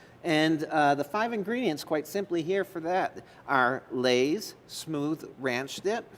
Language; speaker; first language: English; native; English